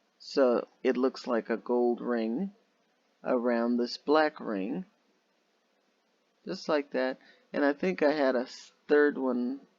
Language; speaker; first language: English; native; English